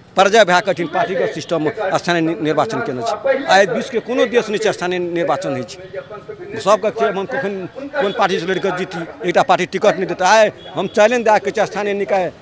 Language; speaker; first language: Maithili; native; Maithili